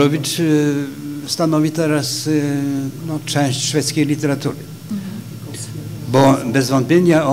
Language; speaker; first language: Polish; non-native, fluent; Swedish